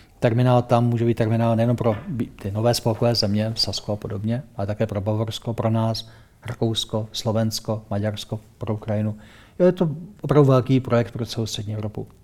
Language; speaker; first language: Czech; native; Czech